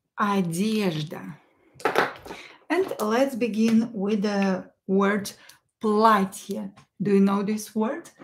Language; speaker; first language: English; non-native, fluent; Russian